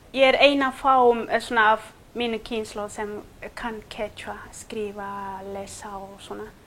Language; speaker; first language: Icelandic; non-native, fluent; Quechua